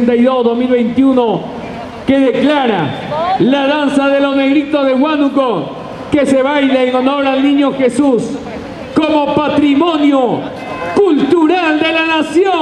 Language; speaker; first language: Spanish; native; Spanish